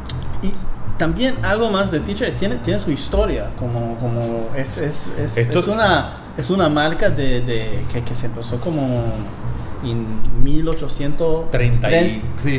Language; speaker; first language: Spanish; non-native, fluent; English